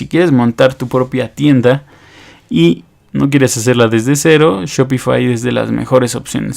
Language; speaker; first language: Spanish; native; Spanish